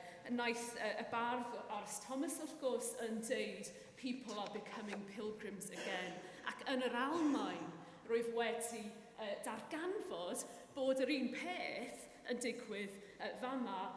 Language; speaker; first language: Welsh; non-native, fluent; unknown